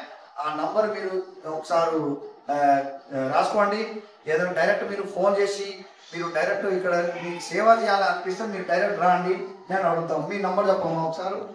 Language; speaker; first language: Telugu; non-native, local second language; Hindi